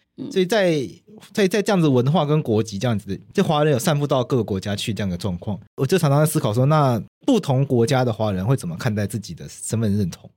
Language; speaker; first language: Chinese; native; Chinese